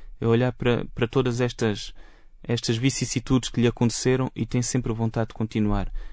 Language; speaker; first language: Portuguese; native; Portuguese